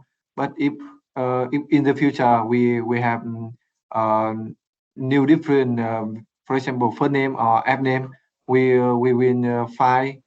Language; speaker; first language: English; non-native, learner; Vietnamese